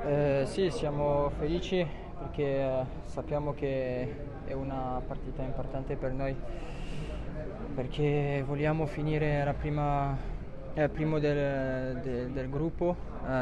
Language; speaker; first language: Italian; non-native, fluent; French